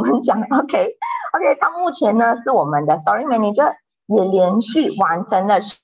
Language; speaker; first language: Chinese; native; Chinese